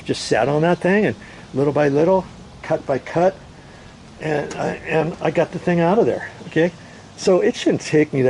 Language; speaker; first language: English; native; English